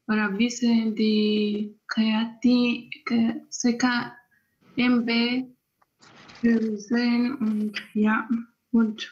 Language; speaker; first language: German; non-native, learner; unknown